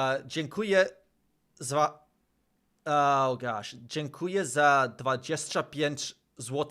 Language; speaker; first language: Polish; non-native, learner; English